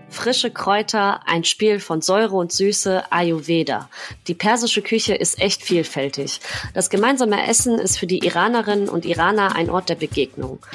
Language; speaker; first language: German; native; German